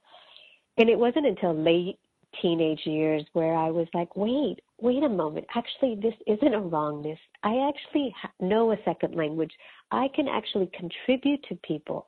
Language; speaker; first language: English; early bilingual, other home language; Spanish